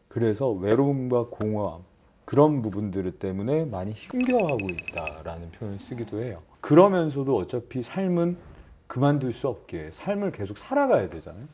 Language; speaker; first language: Korean; native; Korean